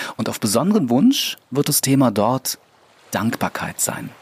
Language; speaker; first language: German; native; German